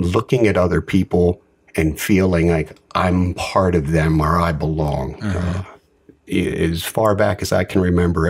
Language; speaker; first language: English; native; English